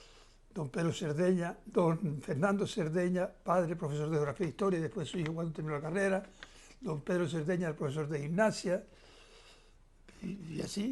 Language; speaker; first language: Spanish; native; Spanish